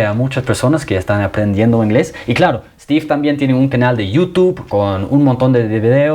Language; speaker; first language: Spanish; non-native, fluent; English